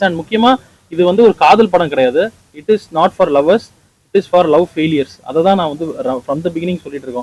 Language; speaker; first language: Tamil; native; Tamil